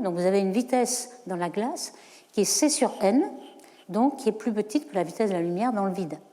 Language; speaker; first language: French; native; French